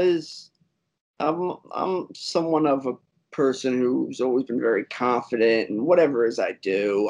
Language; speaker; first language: English; native; English